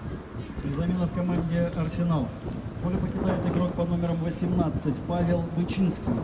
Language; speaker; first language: Russian; native; Russian